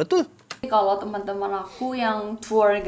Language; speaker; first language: Indonesian; non-native, fluent; Korean